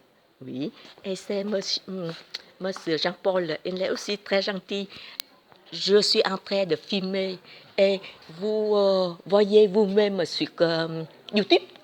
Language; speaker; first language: French; non-native, learner; Vietnamese